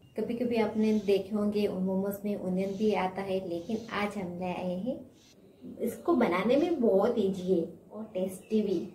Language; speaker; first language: Hindi; non-native, local second language; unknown